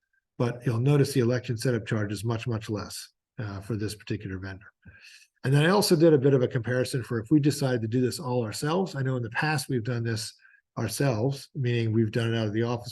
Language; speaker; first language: English; native; English